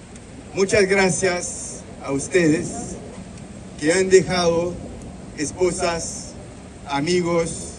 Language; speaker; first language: Spanish; non-native, fluent; Haitian Creole